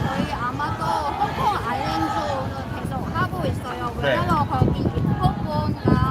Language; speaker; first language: Korean; non-native, learner; Cantonese